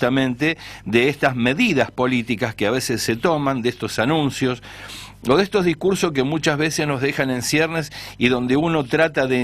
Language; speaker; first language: Spanish; native; Spanish